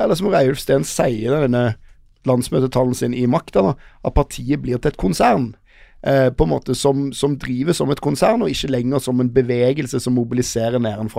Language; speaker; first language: Norwegian; native; Norwegian